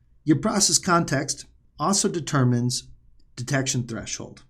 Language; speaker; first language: English; native; English